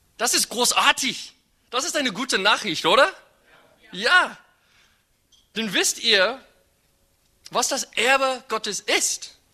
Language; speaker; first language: German; non-native, fluent; English